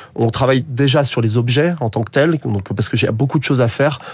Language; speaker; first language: French; native; French